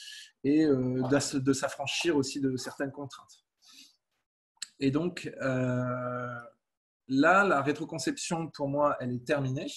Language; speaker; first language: French; native; French